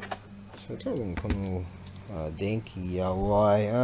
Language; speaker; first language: Japanese; non-native, learner; English